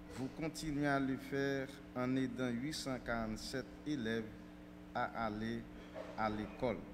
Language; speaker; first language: French; native; French